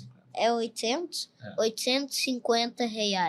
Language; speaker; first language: Portuguese; early bilingual, heritage; Portuguese